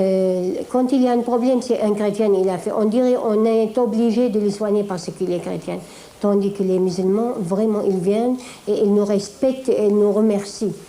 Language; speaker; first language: French; non-native, fluent; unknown